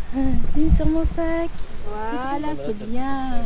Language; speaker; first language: French; native; French